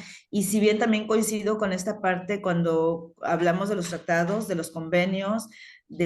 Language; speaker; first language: Spanish; native; Spanish